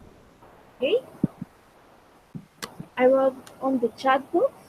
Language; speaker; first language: English; non-native, fluent; Spanish